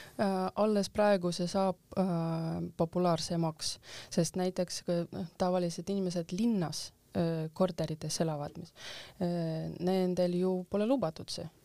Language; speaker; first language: Estonian; non-native, local second language; Russian